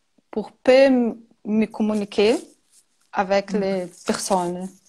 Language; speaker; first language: French; non-native, learner; Portuguese